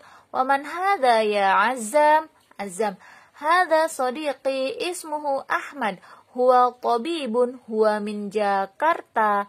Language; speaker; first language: Arabic; non-native, fluent; Indonesian